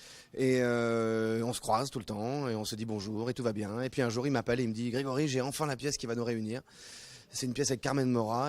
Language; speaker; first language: French; native; French